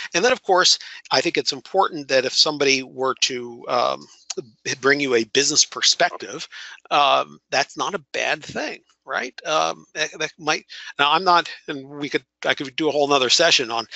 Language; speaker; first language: English; native; English